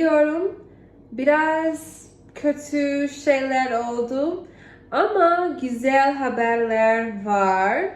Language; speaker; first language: Turkish; non-native, learner; English